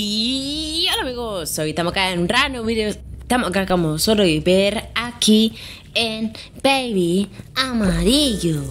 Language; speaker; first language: Spanish; native; Spanish